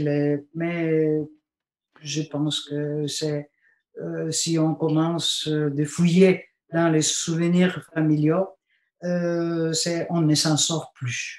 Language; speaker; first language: French; non-native, fluent; Bulgarian